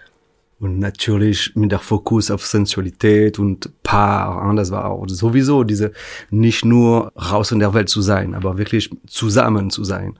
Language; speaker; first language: German; non-native, fluent; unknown